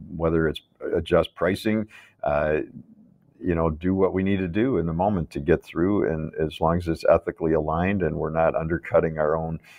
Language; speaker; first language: English; native; English